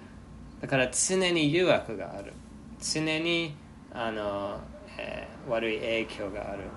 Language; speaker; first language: Japanese; non-native, fluent; English